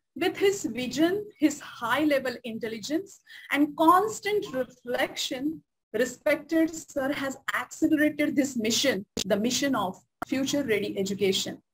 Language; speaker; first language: English; non-native, local second language; Marathi